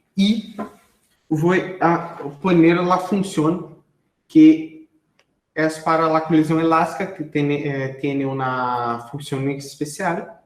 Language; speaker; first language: Spanish; non-native, fluent; Portuguese